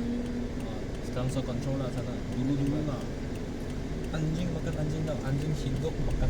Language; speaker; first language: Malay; non-native, local second language; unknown